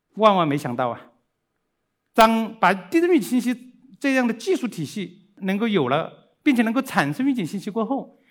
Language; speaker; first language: Chinese; native; Chinese